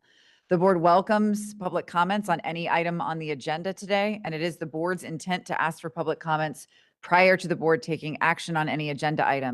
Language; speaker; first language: English; native; English